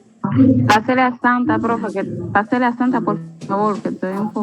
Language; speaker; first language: Spanish; native; Spanish